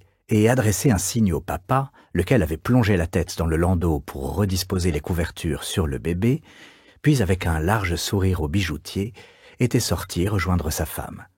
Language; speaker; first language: French; native; French